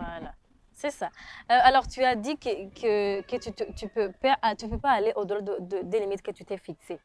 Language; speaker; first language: French; non-native, local second language; Rundi